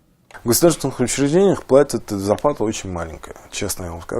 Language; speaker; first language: Russian; non-native, local second language; Tajik